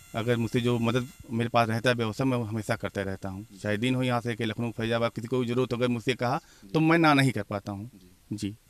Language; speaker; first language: Hindi; native; Hindi